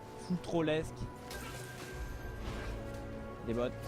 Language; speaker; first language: French; native; French